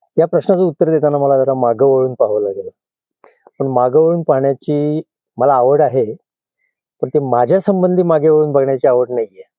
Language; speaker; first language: Marathi; native; Marathi